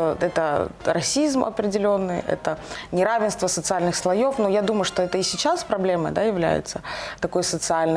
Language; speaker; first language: Russian; native; Russian